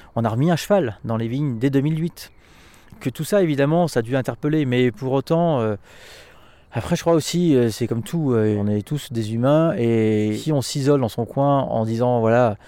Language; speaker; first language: French; native; French